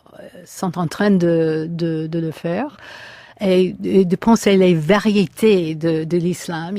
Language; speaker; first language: French; non-native, fluent; English